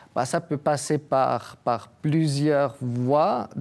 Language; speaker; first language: French; native; French